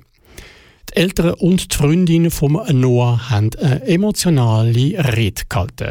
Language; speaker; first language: German; native; German